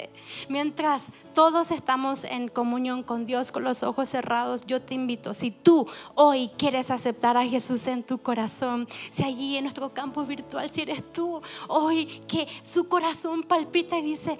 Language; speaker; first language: Spanish; native; Spanish